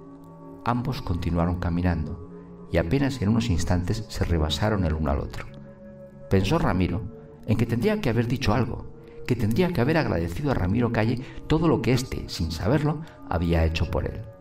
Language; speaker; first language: Spanish; native; Spanish